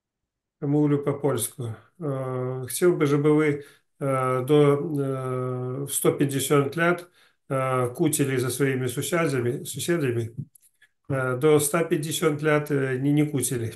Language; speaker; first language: Polish; non-native, learner; Russian